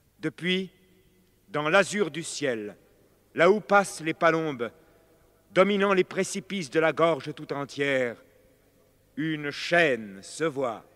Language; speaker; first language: French; native; French